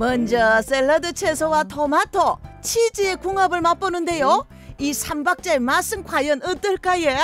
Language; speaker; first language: Korean; native; Korean